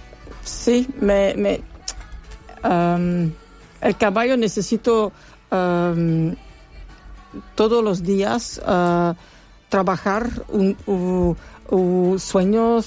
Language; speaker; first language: Spanish; non-native, learner; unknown